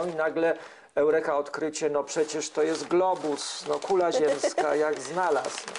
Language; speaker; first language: Polish; native; Polish